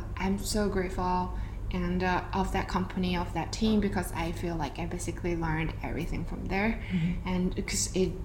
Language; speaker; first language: English; non-native, fluent; Chinese